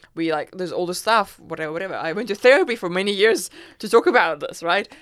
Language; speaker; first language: English; non-native, fluent; Russian